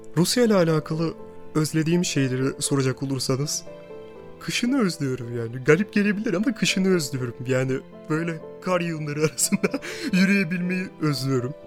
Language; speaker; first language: Turkish; early bilingual, other home language; Russian